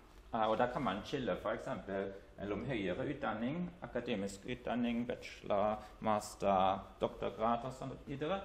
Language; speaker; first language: Norwegian; non-native, fluent; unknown